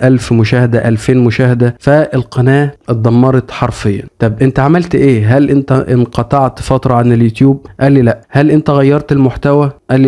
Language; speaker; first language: Arabic; native; Arabic